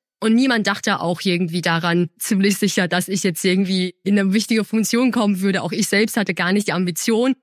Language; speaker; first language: German; early bilingual, other home language; Chinese